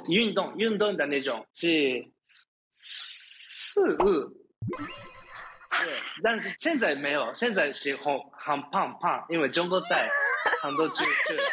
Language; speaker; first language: Chinese; non-native, learner; Japanese